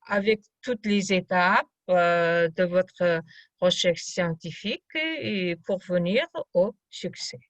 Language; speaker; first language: French; non-native, fluent; Kazakh